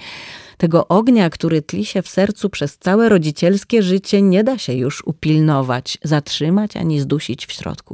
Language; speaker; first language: Polish; native; Polish